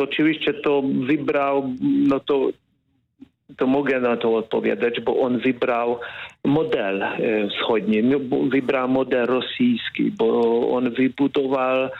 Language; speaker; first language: Polish; non-native, fluent; Hungarian